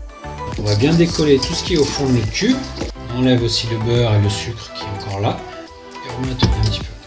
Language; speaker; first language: French; native; French